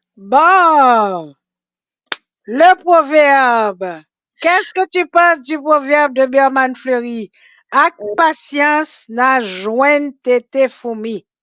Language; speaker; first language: French; non-native, local second language; Haitian Creole